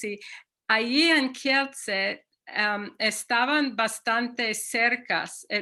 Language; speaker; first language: Spanish; non-native, fluent; English